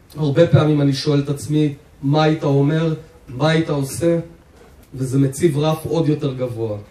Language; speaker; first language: Hebrew; native; Hebrew